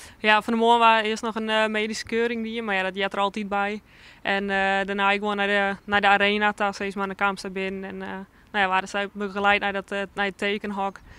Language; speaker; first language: Dutch; non-native, local second language; Western Frisian